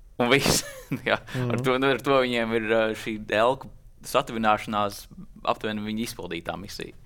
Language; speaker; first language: Latvian; native; Latvian